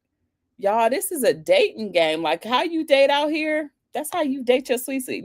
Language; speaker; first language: English; native; English